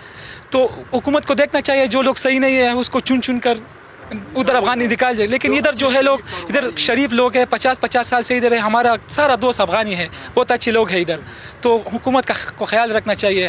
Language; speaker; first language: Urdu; non-native, fluent; Pashto